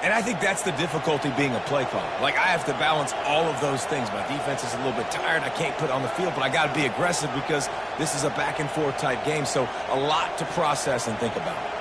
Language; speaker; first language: English; native; English